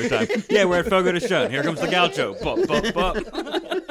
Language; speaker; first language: English; native; English